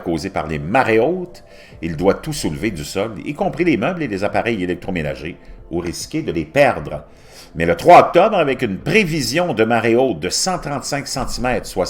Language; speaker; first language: French; native; French